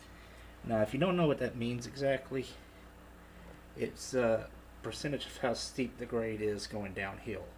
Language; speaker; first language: English; native; English